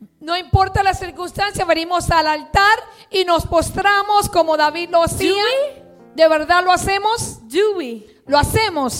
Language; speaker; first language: Spanish; early bilingual, heritage; Spanish